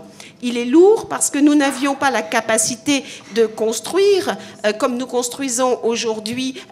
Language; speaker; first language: French; native; French